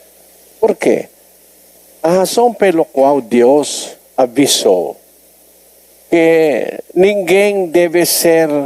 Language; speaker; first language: Portuguese; non-native, learner; Filipino